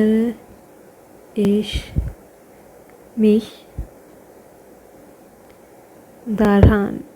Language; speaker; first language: German; non-native, fluent; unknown